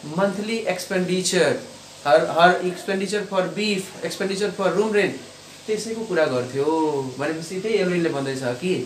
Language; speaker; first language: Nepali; non-native, local second language; Bhojpuri